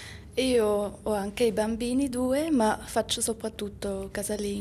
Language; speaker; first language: Italian; non-native, learner; German